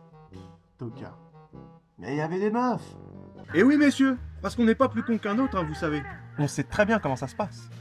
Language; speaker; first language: French; native; French